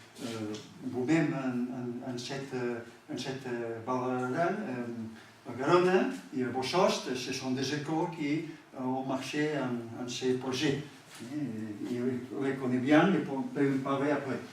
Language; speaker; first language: French; non-native, learner; Catalan